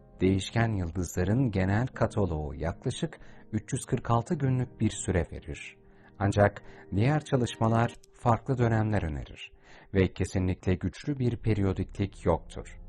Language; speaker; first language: Turkish; native; Turkish